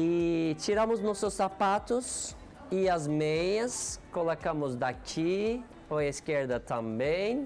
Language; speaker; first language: Portuguese; non-native, learner; Turkish